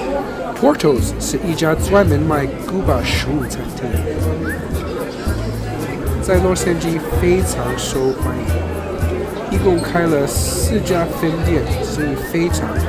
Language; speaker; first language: Chinese; non-native, fluent; English